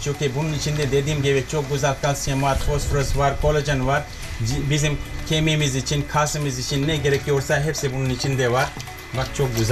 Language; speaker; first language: Turkish; non-native, learner; English